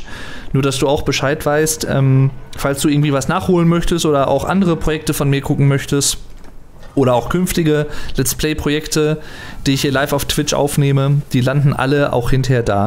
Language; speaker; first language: German; native; German